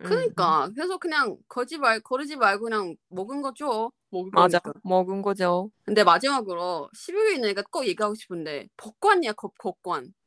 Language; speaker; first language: Korean; non-native, fluent; Chinese